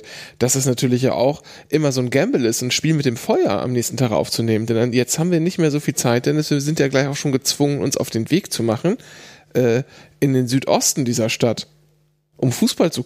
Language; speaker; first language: German; native; German